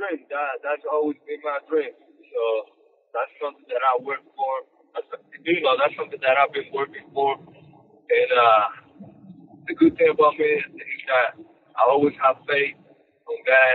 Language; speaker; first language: English; non-native, fluent; Spanish